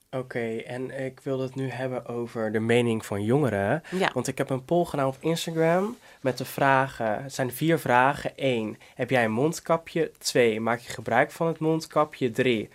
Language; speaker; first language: Dutch; native; Dutch